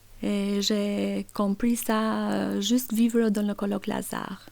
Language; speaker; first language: French; non-native, learner; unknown